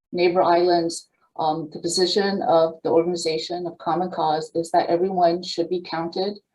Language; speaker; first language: English; native; English